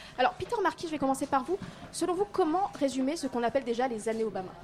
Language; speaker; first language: French; native; French